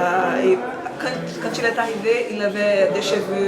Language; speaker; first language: French; non-native, learner; Portuguese